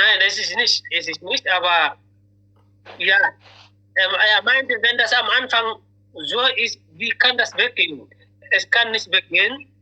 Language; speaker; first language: German; non-native, learner; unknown